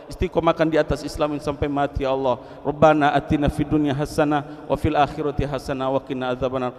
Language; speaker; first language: Indonesian; non-native, local second language; Tetum